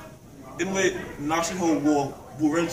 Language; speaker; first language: Chinese; non-native, learner; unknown